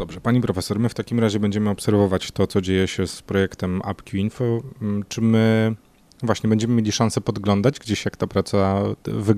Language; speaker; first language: Polish; native; Polish